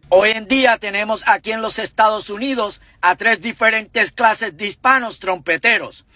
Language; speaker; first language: English; non-native, fluent; Spanish